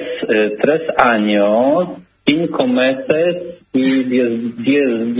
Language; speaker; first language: Spanish; non-native, learner; Polish